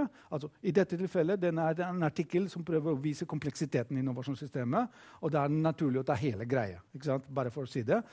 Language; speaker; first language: Norwegian; non-native, fluent; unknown